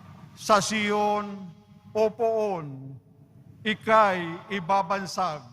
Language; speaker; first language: Filipino; native; Filipino